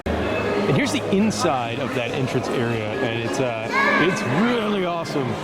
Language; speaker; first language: English; native; English